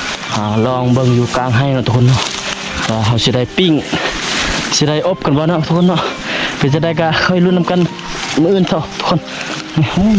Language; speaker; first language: Thai; non-native, local second language; Lao